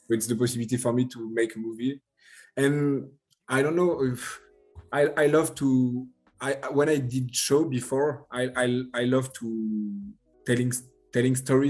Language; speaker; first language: English; non-native, learner; French